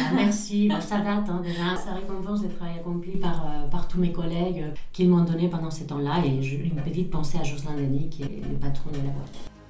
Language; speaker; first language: French; non-native, fluent; Spanish